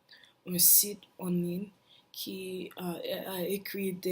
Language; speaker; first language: French; non-native, learner; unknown